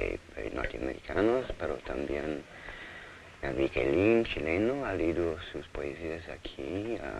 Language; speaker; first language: Spanish; non-native, fluent; English